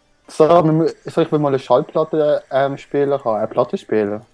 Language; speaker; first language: German; native; German